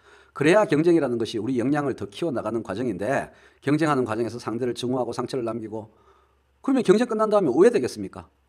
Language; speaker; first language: Korean; native; Korean